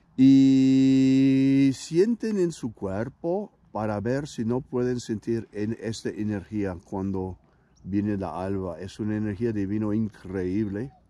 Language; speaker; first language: Spanish; non-native, learner; English